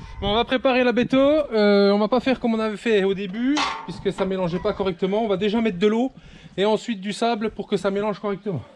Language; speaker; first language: French; native; French